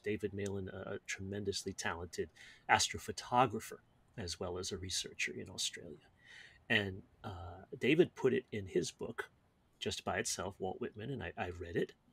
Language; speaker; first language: English; native; English